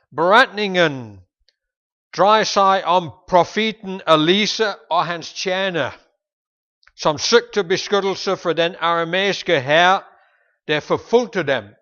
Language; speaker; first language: Danish; non-native, fluent; English